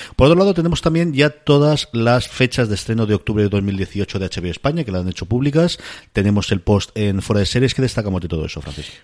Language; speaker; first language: Spanish; native; Spanish